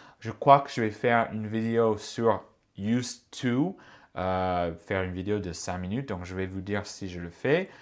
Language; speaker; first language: French; non-native, fluent; English